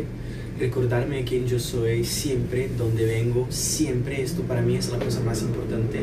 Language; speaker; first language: Spanish; non-native, fluent; Portuguese